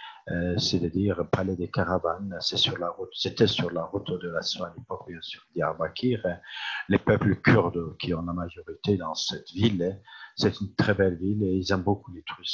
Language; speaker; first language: French; non-native, fluent; Turkish